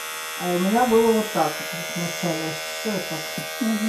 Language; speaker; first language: Russian; native; Russian